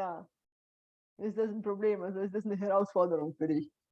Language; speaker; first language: German; non-native, fluent; Bulgarian